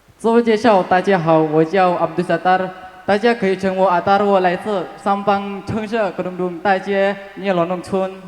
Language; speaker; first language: Chinese; non-native, learner; Madurese